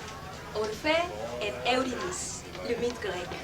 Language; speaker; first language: French; non-native, fluent; Spanish